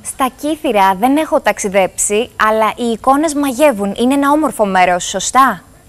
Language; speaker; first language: Greek; native; Greek